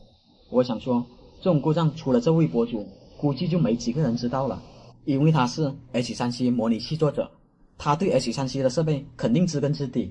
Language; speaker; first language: Chinese; native; Chinese